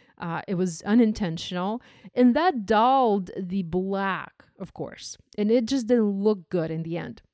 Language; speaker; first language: English; non-native, fluent; Ukrainian